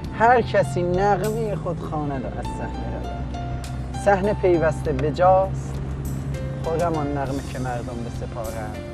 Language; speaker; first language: Persian; non-native, local second language; Azerbaijani